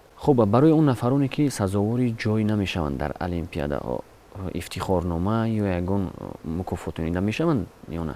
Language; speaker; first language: Tajik; native; Tajik